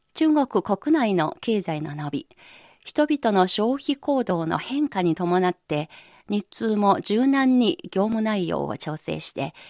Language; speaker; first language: Japanese; non-native, fluent; Chinese